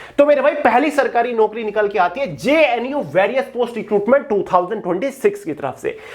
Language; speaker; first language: Hindi; native; Hindi